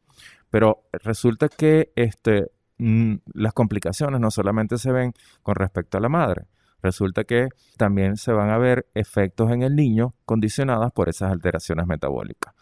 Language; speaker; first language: Spanish; native; Spanish